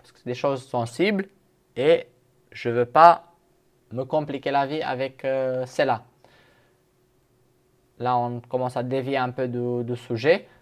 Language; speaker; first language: French; non-native, fluent; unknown